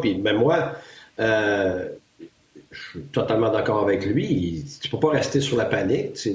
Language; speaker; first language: French; native; French